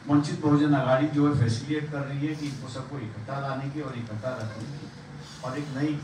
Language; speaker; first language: Hindi; non-native, local second language; Marathi